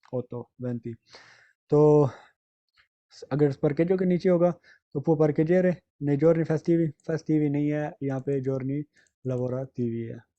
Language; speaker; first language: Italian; non-native, fluent; Urdu